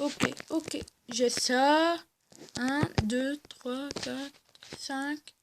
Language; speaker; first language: French; native; French